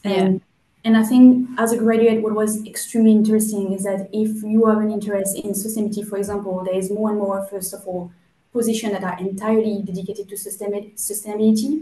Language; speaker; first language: English; non-native, fluent; French